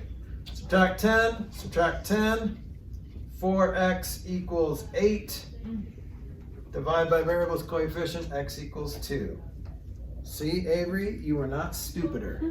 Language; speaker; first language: English; native; English